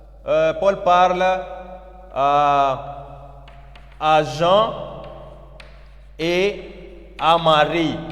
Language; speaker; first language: French; non-native, learner; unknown